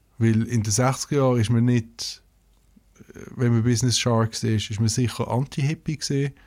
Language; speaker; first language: German; native; German